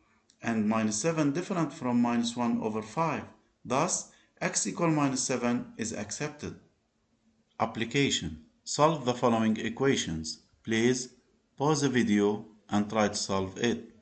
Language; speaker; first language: English; non-native, local second language; Arabic